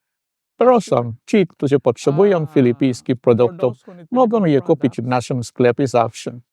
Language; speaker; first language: Polish; non-native, fluent; Filipino